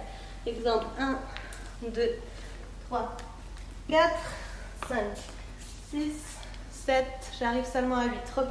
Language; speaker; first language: French; native; French